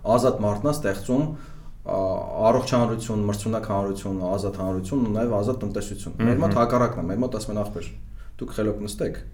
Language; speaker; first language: Armenian; native; Armenian